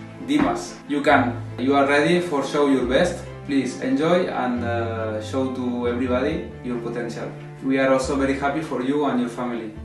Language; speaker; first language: English; non-native, learner; Spanish